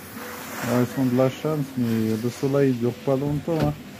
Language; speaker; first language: French; non-native, fluent; Arabic